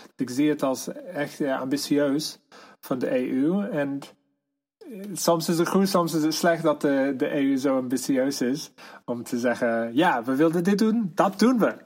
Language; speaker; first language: Dutch; non-native, fluent; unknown